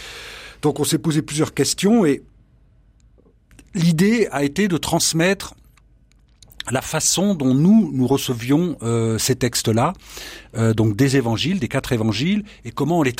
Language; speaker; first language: French; native; French